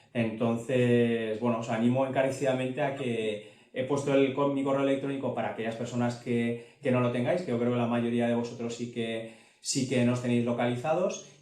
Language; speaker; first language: Spanish; native; Spanish